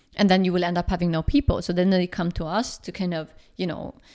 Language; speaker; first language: English; non-native, fluent; Swedish